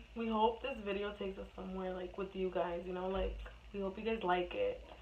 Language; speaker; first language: English; early bilingual, other home language; Spanish